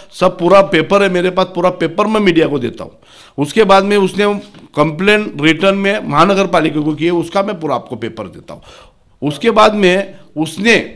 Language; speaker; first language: Hindi; non-native, local second language; Marathi